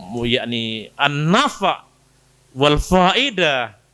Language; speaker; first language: Arabic; non-native, fluent; Indonesian